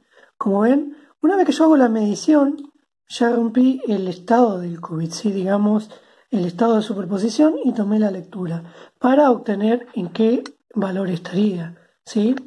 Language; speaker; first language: Spanish; native; Spanish